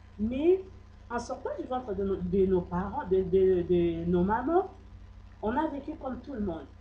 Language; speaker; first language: French; non-native, local second language; Lingala